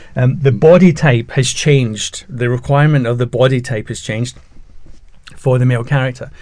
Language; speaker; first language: English; native; English